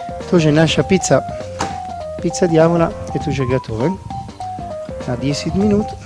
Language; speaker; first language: Russian; non-native, learner; Italian